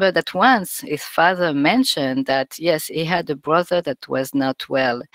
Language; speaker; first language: English; non-native, fluent; French